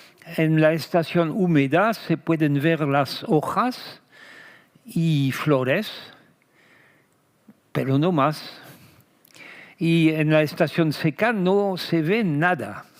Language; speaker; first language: Spanish; non-native, fluent; French